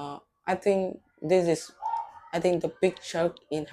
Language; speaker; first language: English; non-native, learner; Vietnamese